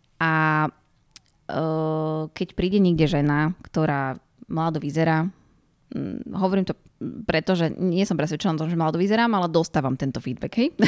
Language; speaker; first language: Slovak; native; Slovak